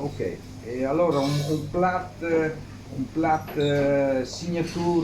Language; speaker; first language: French; non-native, fluent; Italian